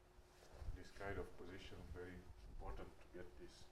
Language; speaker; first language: English; non-native, learner; Wolof